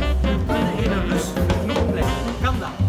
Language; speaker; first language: Dutch; native; Dutch